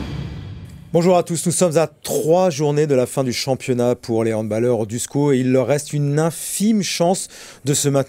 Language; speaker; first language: French; native; French